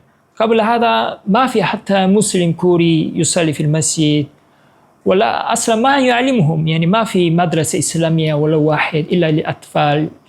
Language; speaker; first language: Arabic; non-native, fluent; Korean